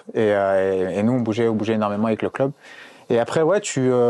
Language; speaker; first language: French; native; French